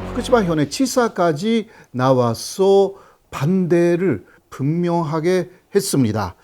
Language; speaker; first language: Korean; non-native, fluent; Japanese